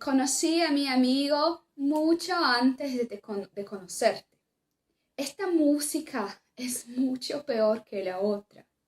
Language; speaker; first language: Spanish; non-native, fluent; Portuguese